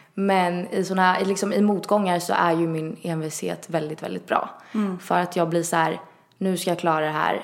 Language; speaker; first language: Swedish; early bilingual, other home language; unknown